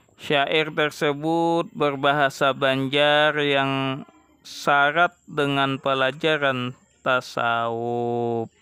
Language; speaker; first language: Indonesian; non-native, local second language; Banjar